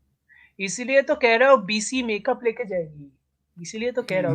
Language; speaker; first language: Hindi; native; Hindi